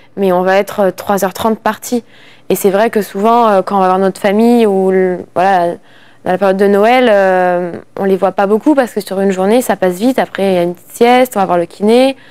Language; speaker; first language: French; native; French